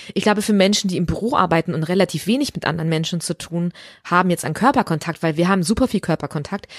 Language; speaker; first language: German; native; German